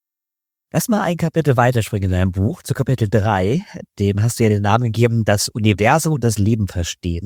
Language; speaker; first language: German; native; German